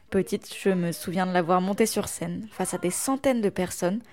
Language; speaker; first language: French; non-native, local second language; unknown